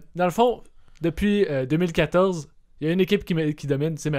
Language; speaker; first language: French; native; French